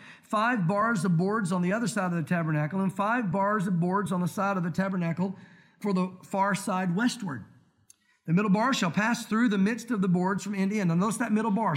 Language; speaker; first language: English; native; English